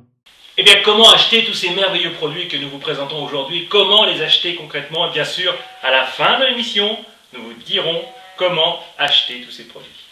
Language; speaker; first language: French; native; French